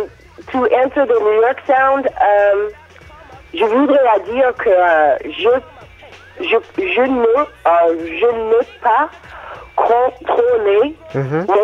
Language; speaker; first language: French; non-native, learner; English